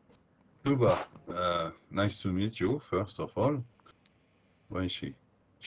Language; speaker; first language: English; non-native, fluent; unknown